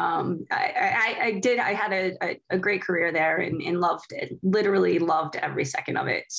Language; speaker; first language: English; native; English